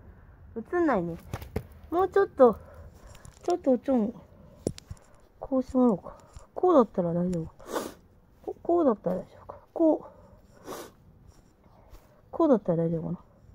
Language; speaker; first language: Japanese; native; Japanese